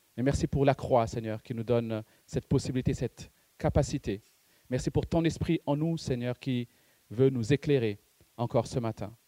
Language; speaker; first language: French; non-native, local second language; Malagasy